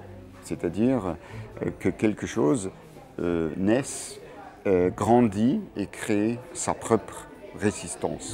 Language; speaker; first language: French; non-native, local second language; German